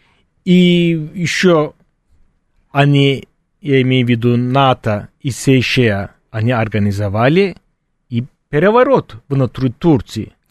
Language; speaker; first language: Russian; non-native, fluent; Turkish